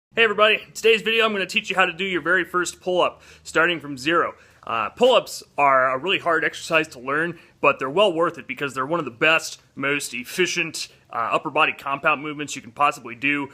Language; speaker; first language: English; native; English